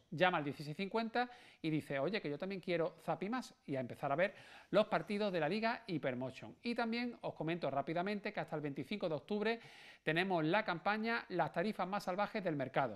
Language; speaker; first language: Spanish; native; Spanish